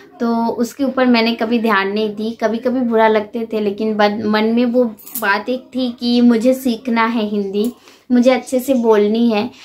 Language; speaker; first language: Hindi; non-native, fluent; Bangla